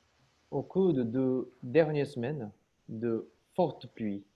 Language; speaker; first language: French; non-native, learner; Japanese